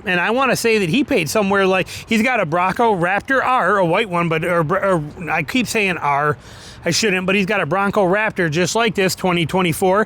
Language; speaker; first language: English; native; English